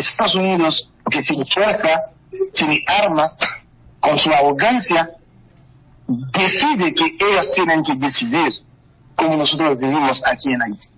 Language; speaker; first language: Spanish; non-native, fluent; Haitian Creole